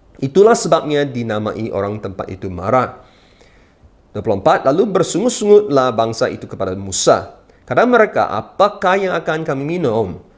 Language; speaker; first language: Malay; non-native, local second language; Chinese